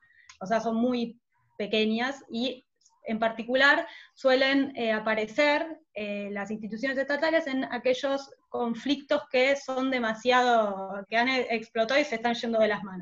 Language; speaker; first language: Spanish; native; Spanish